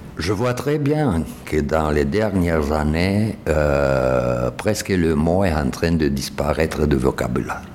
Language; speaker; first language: French; non-native, fluent; Romanian